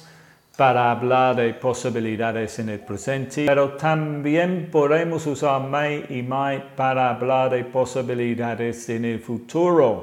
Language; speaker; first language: Spanish; non-native, fluent; English